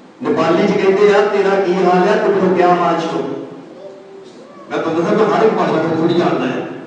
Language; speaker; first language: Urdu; non-native, local second language; Punjabi